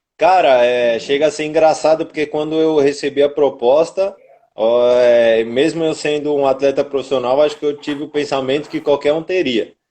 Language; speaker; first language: Portuguese; native; Portuguese